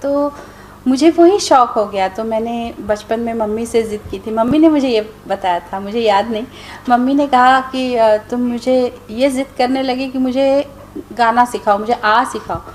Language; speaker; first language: Hindi; non-native, local second language; Marathi